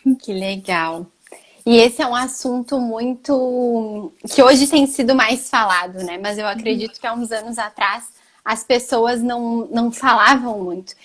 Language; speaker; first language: Portuguese; native; Portuguese